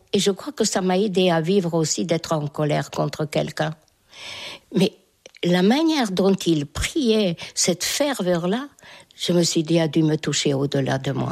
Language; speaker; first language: French; non-native, fluent; Hungarian